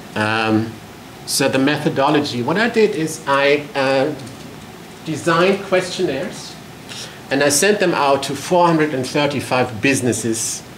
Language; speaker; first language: English; non-native, fluent; German